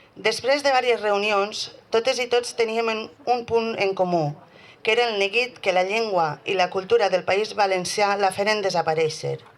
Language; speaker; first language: Catalan; native; Catalan